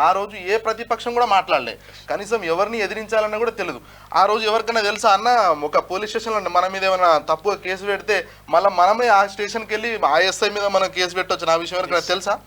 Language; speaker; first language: Telugu; non-native, local second language; Lambadi